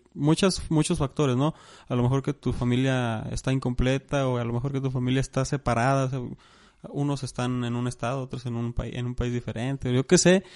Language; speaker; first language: Spanish; native; Spanish